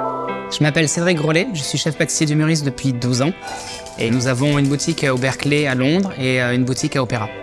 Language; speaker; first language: French; native; French